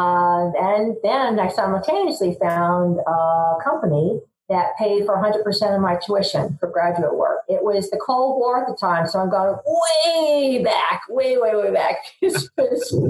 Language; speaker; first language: English; native; English